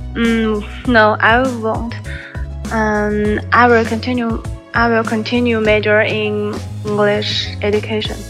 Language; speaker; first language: English; non-native, learner; Chinese